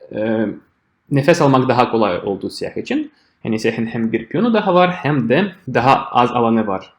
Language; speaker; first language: Turkish; non-native, fluent; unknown